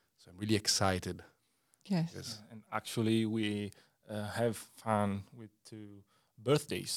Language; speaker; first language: English; non-native, learner; Italian